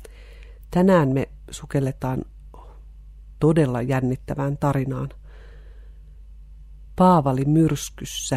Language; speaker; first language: Finnish; native; Finnish